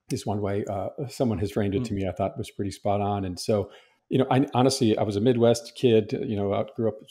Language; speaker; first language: English; native; English